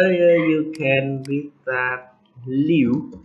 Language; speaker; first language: English; non-native, learner; Vietnamese